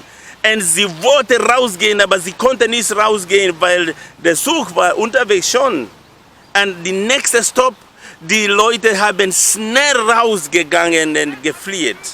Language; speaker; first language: German; non-native, learner; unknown